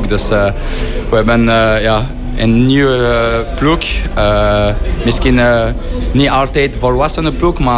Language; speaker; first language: Dutch; non-native, fluent; French